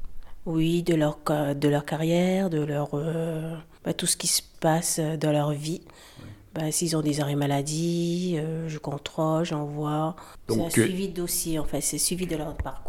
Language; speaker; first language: French; native; French